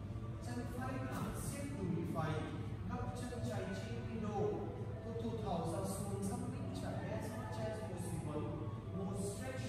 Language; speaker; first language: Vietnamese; non-native, learner; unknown